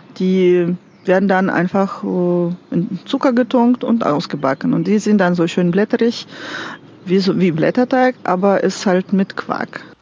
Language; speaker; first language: German; non-native, fluent; Russian